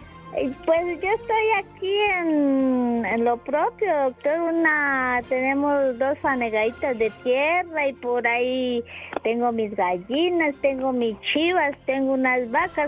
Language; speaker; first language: Spanish; native; Spanish